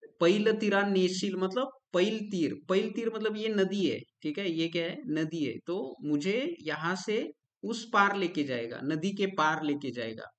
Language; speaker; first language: Hindi; non-native, local second language; Marathi